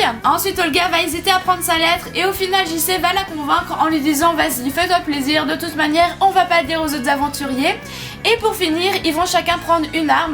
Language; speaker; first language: French; native; French